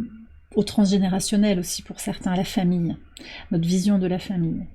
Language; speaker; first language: French; native; French